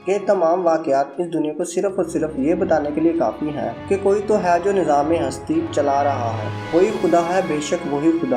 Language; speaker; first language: Urdu; native; Urdu